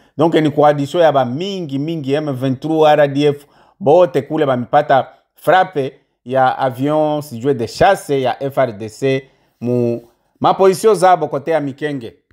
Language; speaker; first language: Swahili; native; Swahili